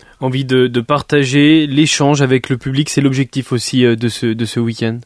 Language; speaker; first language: French; native; French